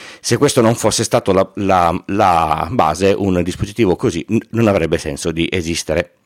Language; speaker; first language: Italian; native; Italian